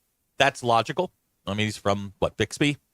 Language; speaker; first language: English; native; English